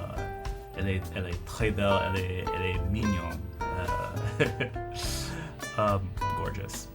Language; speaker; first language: French; non-native, learner; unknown